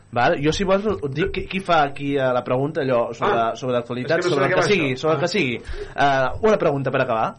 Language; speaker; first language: Catalan; native; Catalan